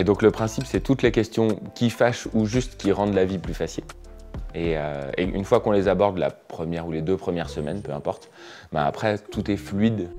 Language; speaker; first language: French; native; French